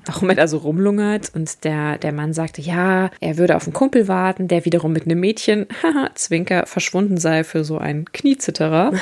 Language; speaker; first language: German; native; German